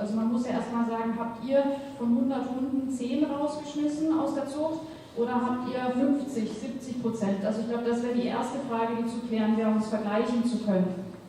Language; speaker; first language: German; native; German